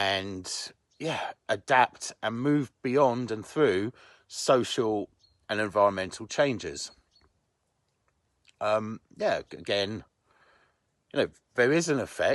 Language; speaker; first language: English; native; English